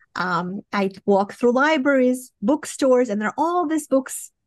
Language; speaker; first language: English; non-native, fluent; Romanian